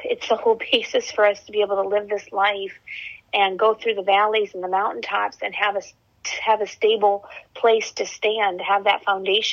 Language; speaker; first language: English; native; English